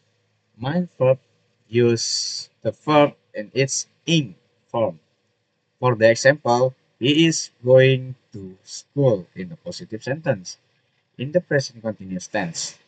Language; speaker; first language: English; non-native, learner; Indonesian